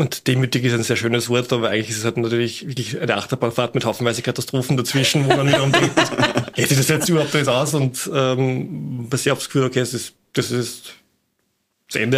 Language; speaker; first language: German; native; German